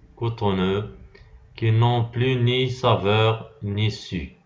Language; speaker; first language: French; non-native, local second language; Arabic